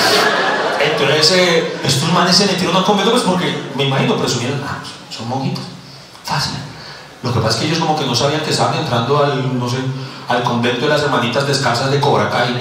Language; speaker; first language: Spanish; native; Spanish